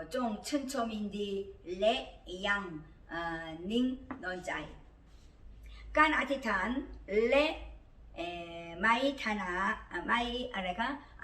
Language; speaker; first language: Thai; non-native, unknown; Korean